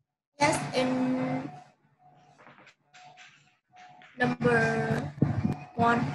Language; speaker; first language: English; non-native, learner; Vietnamese